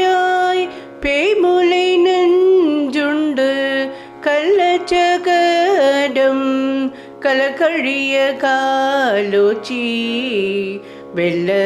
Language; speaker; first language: Tamil; native; Tamil